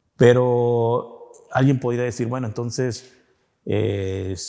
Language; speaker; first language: Spanish; native; Spanish